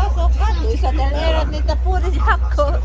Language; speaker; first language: Swedish; non-native, learner; Cebuano